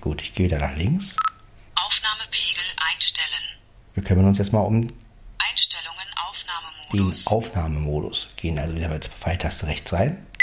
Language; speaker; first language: German; native; German